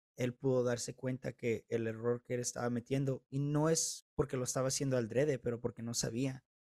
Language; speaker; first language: Spanish; early bilingual, heritage; Spanish